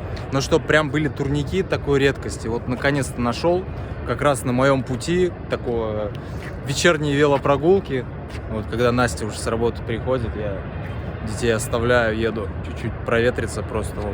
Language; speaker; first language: Russian; native; Russian